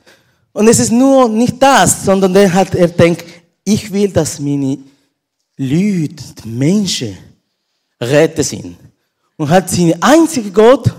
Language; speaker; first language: German; non-native, learner; Spanish